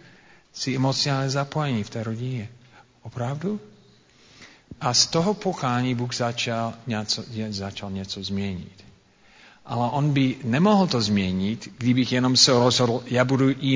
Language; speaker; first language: Czech; non-native, fluent; English